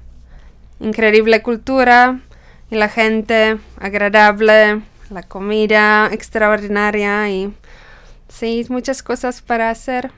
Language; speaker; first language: Spanish; non-native, learner; Czech